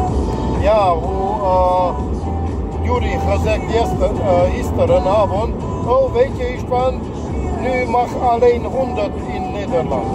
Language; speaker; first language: Dutch; non-native, learner; Hungarian